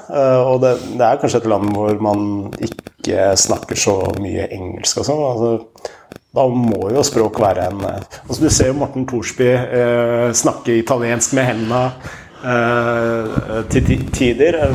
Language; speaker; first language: Norwegian; native; Norwegian